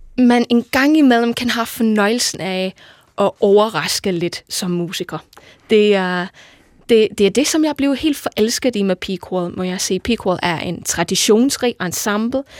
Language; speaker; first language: Danish; non-native, fluent; English